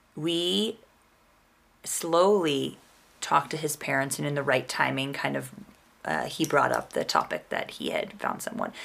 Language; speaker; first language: English; native; English